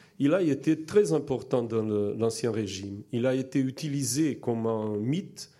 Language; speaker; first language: French; non-native, fluent; Portuguese